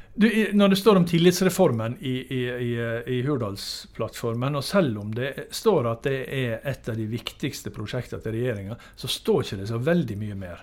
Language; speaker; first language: Norwegian; native; Norwegian